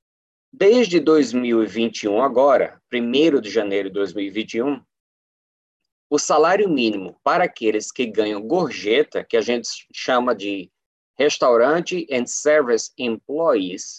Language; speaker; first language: Portuguese; native; Portuguese